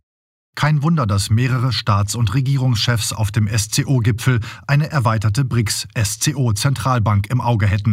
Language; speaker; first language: German; native; German